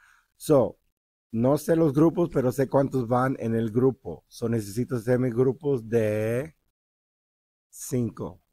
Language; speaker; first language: Spanish; early bilingual, heritage; Spanish